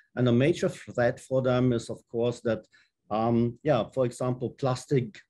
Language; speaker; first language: English; non-native, fluent; German